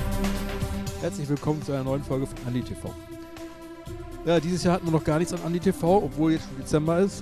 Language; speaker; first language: German; native; German